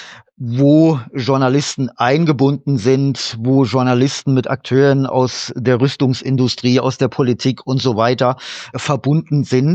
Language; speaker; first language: German; native; German